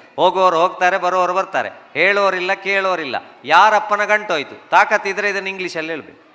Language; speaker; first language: Kannada; non-native, local second language; Tulu